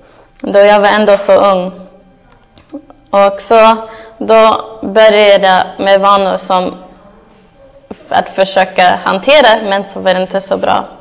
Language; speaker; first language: Swedish; non-native, fluent; English